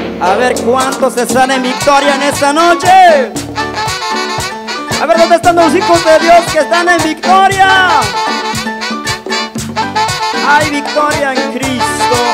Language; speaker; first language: Spanish; native; Spanish